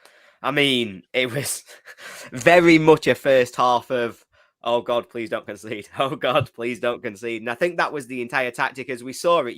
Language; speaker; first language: English; native; English